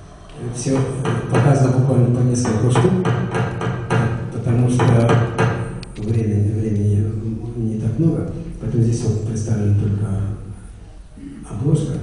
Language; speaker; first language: Russian; native; Russian